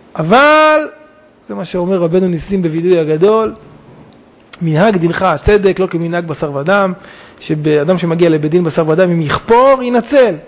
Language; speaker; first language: Hebrew; native; Hebrew